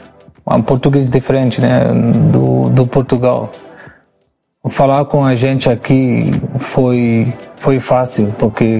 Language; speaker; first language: Portuguese; non-native, learner; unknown